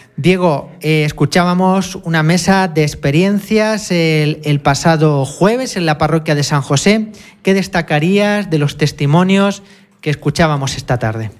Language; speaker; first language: Spanish; native; Spanish